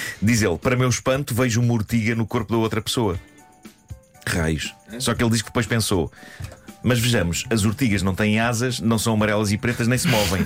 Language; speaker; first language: Portuguese; native; Portuguese